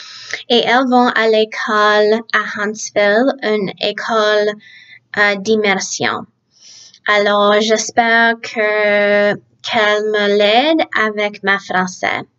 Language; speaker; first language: French; early bilingual, other home language; Czech